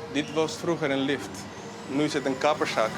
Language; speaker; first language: Dutch; non-native, fluent; Spanish